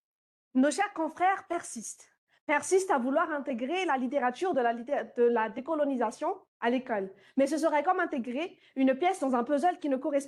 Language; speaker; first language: French; non-native, local second language; Malagasy